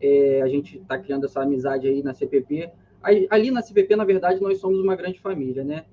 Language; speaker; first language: Portuguese; native; Portuguese